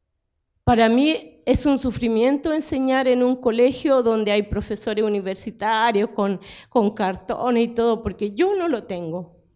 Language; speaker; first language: Spanish; non-native, local second language; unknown